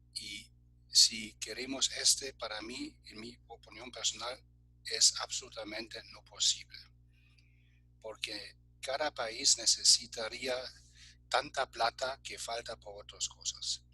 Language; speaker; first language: Spanish; non-native, fluent; German